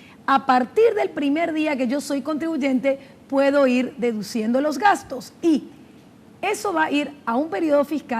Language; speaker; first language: Spanish; native; Spanish